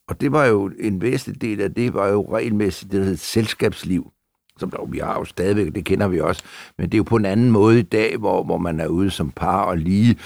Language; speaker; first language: Danish; native; Danish